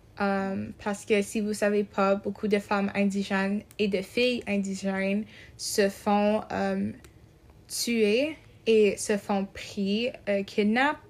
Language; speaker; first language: French; non-native, local second language; English